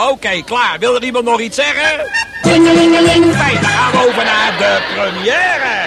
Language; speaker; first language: Dutch; native; Dutch